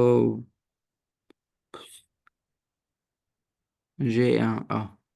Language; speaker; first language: French; non-native, learner; Romanian